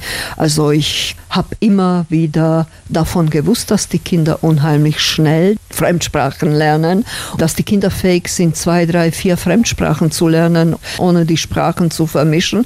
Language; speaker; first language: German; non-native, fluent; Slovak